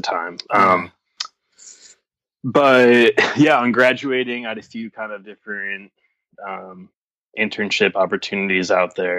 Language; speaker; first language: English; native; English